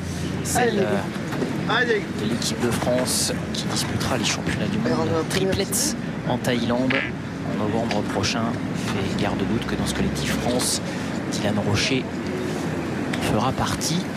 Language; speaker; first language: French; native; French